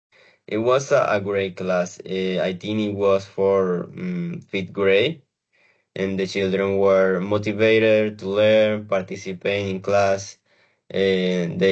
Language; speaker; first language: English; non-native, learner; Spanish